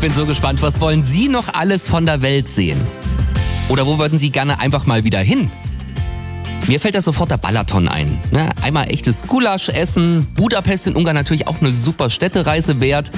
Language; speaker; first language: German; native; German